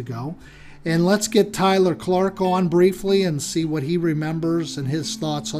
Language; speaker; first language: English; native; English